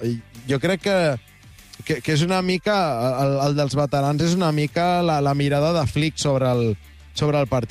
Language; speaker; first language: Catalan; native; Catalan